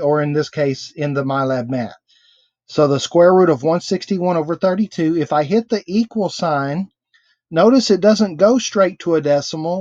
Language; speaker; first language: English; native; English